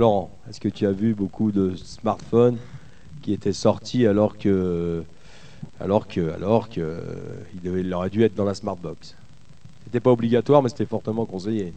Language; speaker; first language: French; native; French